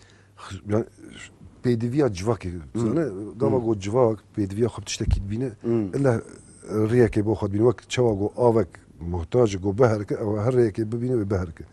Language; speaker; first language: Kurdish; native; Kurdish